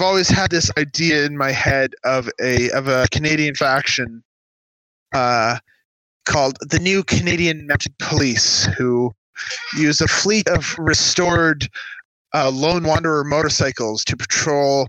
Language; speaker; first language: English; native; English